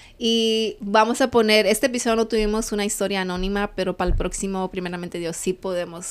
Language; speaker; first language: Spanish; early bilingual, heritage; Spanish